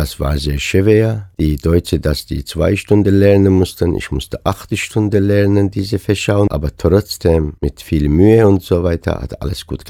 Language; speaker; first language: German; non-native, fluent; Persian